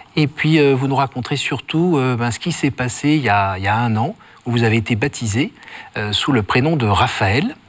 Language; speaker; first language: French; native; French